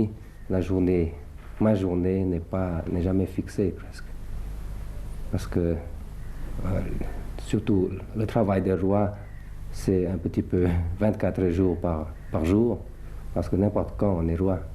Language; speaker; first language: French; early bilingual, other home language; Thai